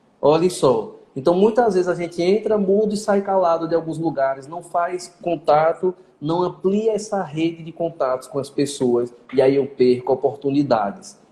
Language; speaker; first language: Portuguese; native; Portuguese